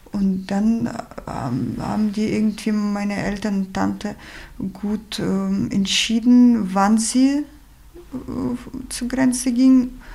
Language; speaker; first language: German; non-native, fluent; Ukrainian